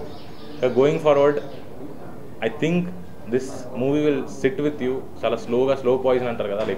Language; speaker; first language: Telugu; native; Telugu